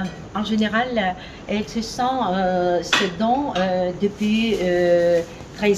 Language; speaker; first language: French; non-native, learner; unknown